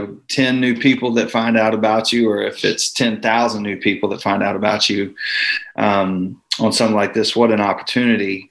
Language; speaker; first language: English; native; English